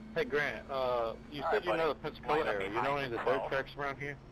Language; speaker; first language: English; native; English